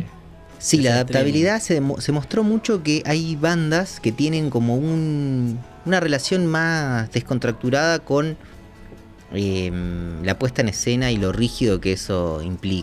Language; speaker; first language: Spanish; native; Spanish